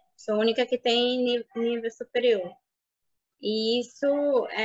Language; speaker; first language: Portuguese; non-native, local second language; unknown